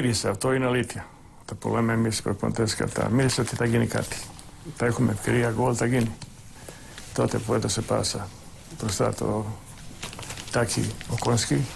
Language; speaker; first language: Greek; non-native, fluent; Croatian